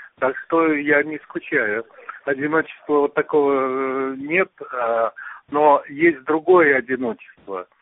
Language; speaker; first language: Russian; non-native, local second language; Uzbek